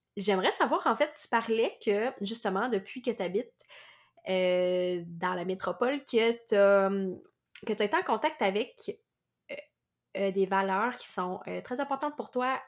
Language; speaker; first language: French; native; French